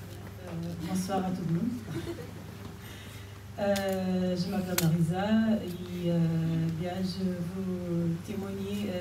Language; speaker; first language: French; non-native, fluent; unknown